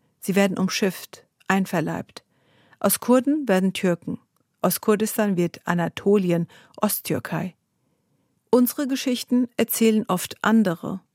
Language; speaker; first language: German; early bilingual, other home language; Kurdish